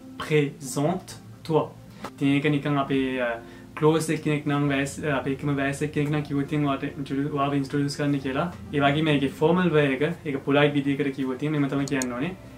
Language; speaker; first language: Sinhala; early bilingual, heritage; Sinhala